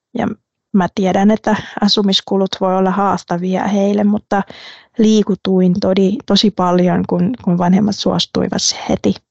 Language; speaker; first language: Finnish; non-native, fluent; Vietnamese